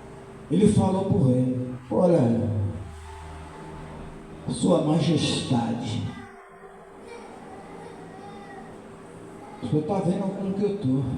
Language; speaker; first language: Portuguese; native; Portuguese